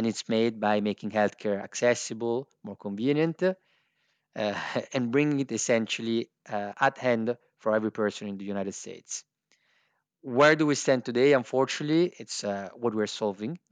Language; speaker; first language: English; non-native, fluent; Italian